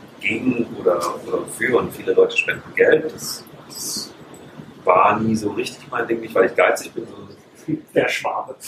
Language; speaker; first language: German; native; German